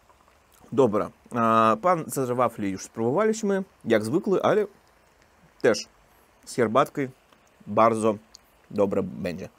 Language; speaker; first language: Polish; non-native, learner; Russian